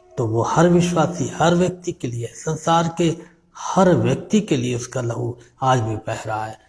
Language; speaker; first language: Hindi; native; Hindi